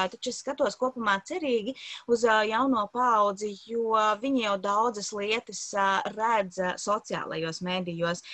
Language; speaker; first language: Latvian; native; Latvian